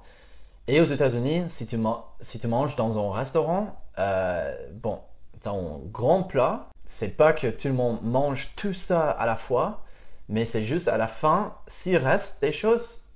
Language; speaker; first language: French; non-native, fluent; English